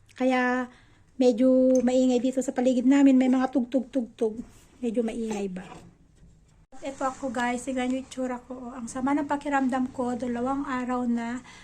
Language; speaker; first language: Filipino; native; Filipino